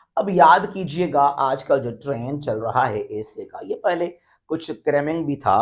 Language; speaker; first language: Urdu; non-native, local second language; Sindhi